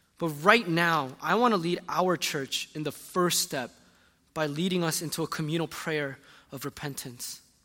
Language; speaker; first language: English; early bilingual, other home language; Korean